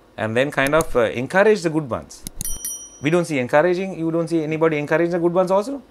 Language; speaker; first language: English; non-native, local second language; Sinhala